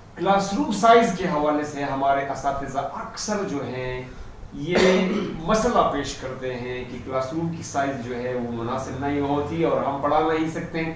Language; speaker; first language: Urdu; non-native, local second language; Pashto